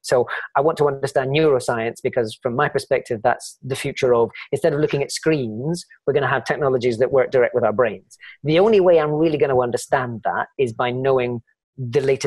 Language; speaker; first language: English; native; English